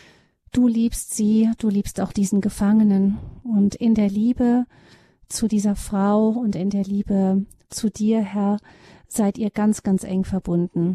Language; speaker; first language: German; native; German